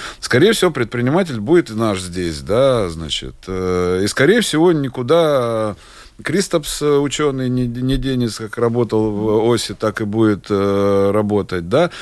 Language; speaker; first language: Russian; native; Russian